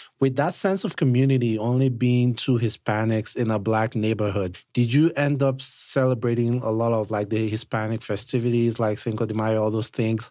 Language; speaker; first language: English; non-native, local second language; Yoruba